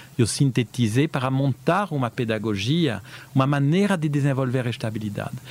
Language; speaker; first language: Portuguese; early bilingual, heritage; Portuguese